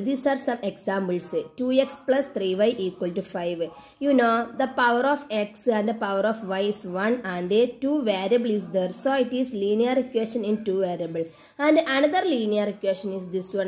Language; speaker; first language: English; non-native, local second language; Malayalam